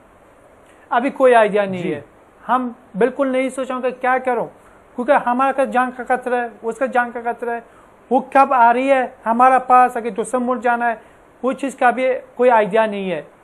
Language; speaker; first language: Hindi; non-native, learner; Persian